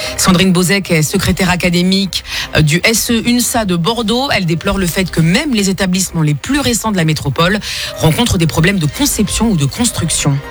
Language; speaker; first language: French; native; French